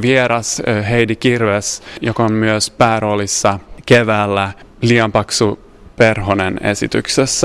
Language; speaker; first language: Finnish; non-native, fluent; Swedish